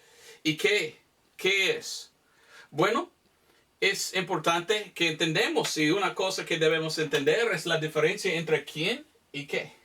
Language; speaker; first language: Spanish; non-native, fluent; English